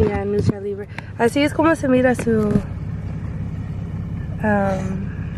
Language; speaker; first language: Spanish; non-native, learner; English